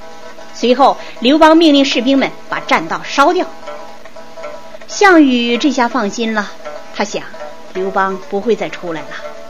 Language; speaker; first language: Chinese; native; Chinese